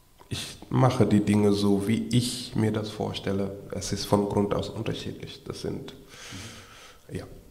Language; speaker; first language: German; non-native, fluent; Wolof